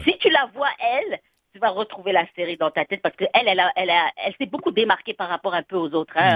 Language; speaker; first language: French; native; French